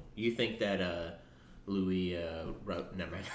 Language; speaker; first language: English; early bilingual, other home language; Urdu